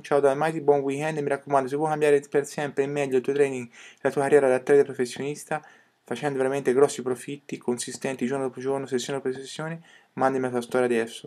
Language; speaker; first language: Italian; native; Italian